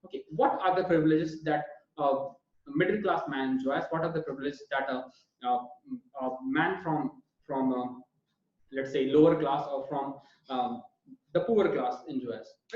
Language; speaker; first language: English; non-native, local second language; Hindi